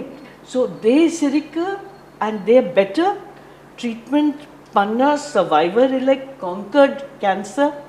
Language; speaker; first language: Tamil; non-native, learner; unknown